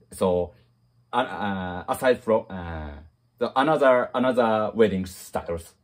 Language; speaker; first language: English; non-native, learner; Japanese